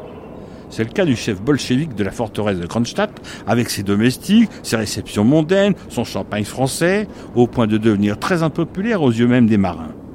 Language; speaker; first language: French; native; French